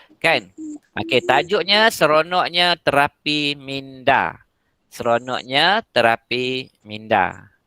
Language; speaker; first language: Malay; native; Malay